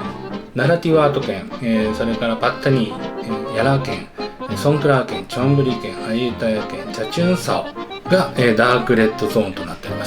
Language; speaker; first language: Japanese; native; Japanese